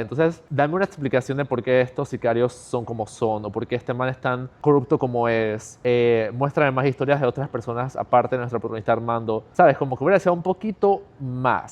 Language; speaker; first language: Spanish; native; Spanish